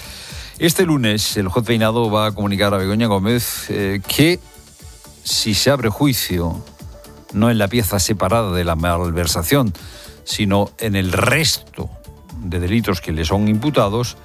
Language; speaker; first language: Spanish; native; Spanish